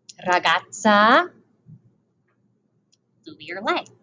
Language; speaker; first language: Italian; non-native, learner; English